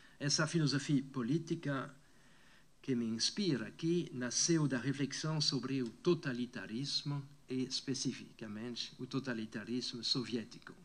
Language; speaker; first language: Portuguese; non-native, fluent; French